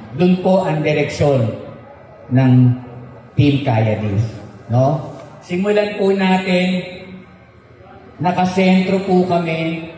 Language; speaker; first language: Filipino; native; Filipino